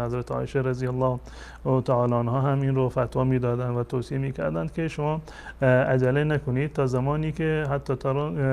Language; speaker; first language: Persian; native; Persian